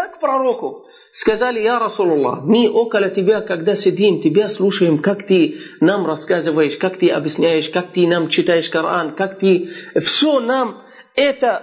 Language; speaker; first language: Russian; non-native, fluent; Arabic